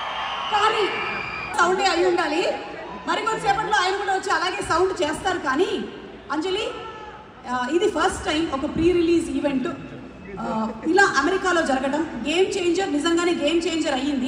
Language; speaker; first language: Telugu; native; Telugu